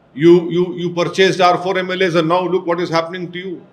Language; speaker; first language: English; non-native, local second language; Hindi